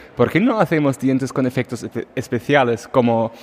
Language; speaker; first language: Spanish; non-native, fluent; German